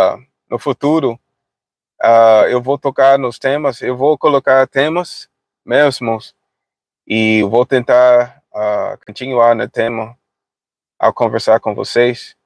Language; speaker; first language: Portuguese; non-native, fluent; English